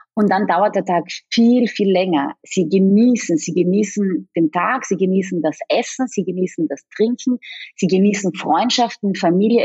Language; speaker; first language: German; native; German